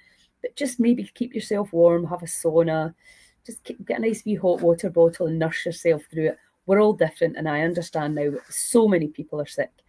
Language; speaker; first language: English; native; English